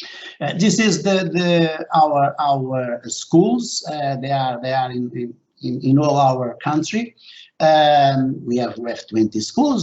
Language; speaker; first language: English; non-native, fluent; Portuguese